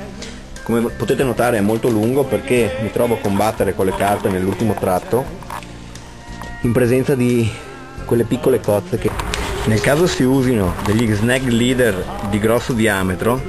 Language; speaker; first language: Italian; native; Italian